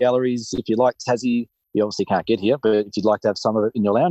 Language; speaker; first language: English; native; English